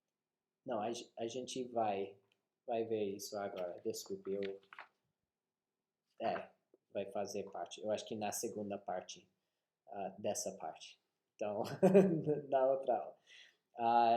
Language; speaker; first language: Portuguese; non-native, fluent; English